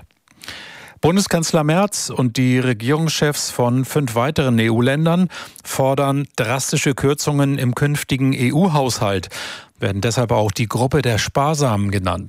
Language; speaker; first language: German; native; German